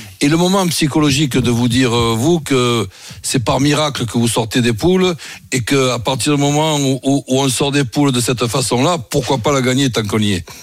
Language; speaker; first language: French; native; French